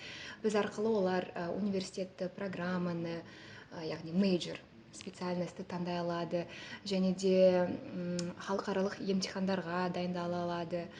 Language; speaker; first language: Kazakh; non-native, local second language; Russian